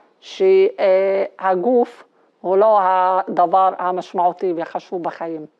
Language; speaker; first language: Hebrew; non-native, local second language; Arabic